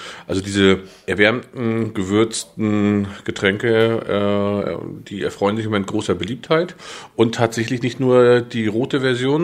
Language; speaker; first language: German; native; German